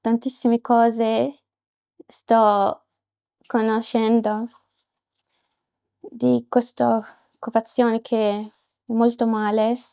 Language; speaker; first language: Italian; non-native, learner; Arabic